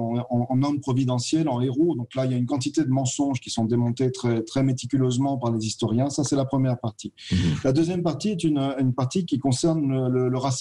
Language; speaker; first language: French; native; French